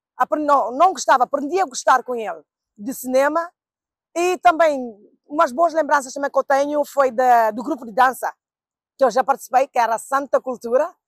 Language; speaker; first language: Portuguese; non-native, local second language; Kabuverdianu